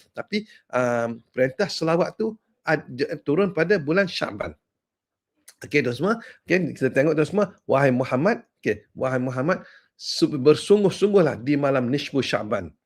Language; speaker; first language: Malay; native; Malay